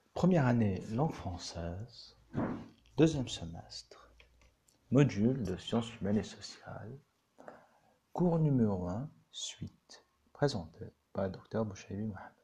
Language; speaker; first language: French; non-native, local second language; Arabic